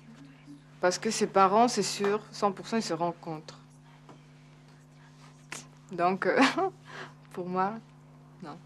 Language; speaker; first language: French; non-native, fluent; Russian